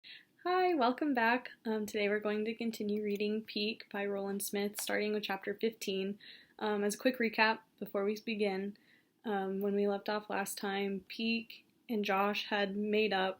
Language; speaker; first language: English; native; English